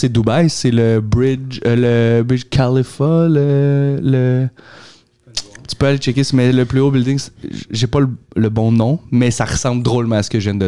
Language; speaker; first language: French; native; French